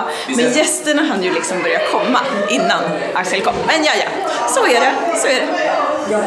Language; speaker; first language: Swedish; native; Swedish